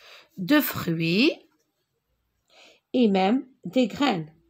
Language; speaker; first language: French; non-native, local second language; Arabic